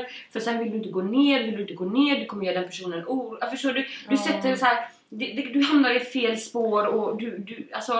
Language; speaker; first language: Swedish; native; Swedish